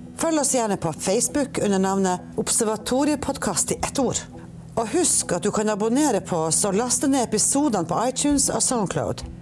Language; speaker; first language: Norwegian; native; Norwegian